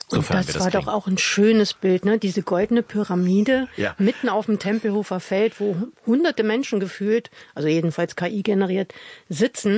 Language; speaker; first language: German; native; German